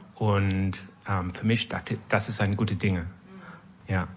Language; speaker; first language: German; non-native, learner; French